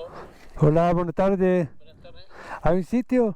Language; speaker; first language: Spanish; non-native, learner; Persian